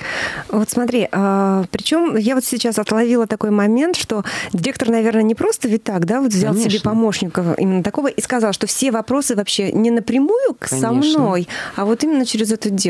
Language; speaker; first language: Russian; native; Russian